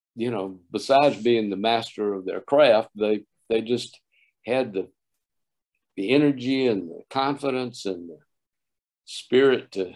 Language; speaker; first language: English; native; English